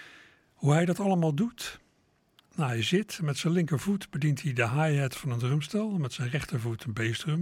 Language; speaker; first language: Dutch; native; Dutch